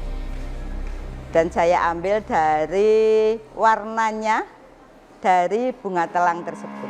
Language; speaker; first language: Indonesian; non-native, local second language; Javanese